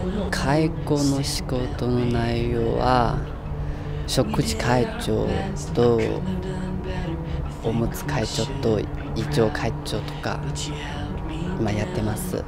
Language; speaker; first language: Japanese; non-native, learner; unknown